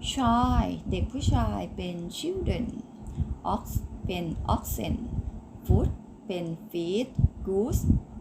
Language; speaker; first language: Thai; native; Thai